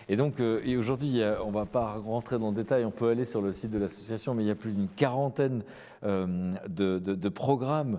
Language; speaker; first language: French; native; French